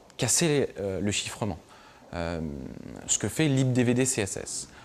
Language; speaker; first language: French; native; French